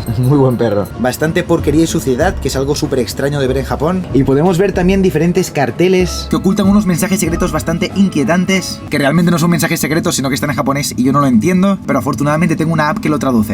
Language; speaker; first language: Spanish; native; Spanish